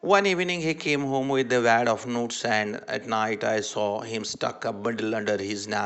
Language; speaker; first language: English; non-native, local second language; Marathi